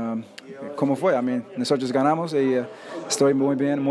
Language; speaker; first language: Spanish; non-native, learner; English